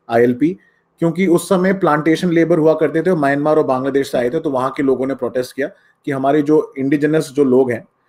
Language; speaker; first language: Hindi; native; Hindi